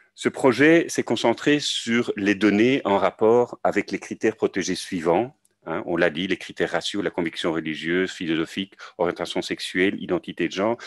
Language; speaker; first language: French; native; French